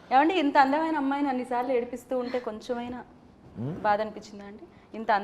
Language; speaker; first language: Telugu; native; Telugu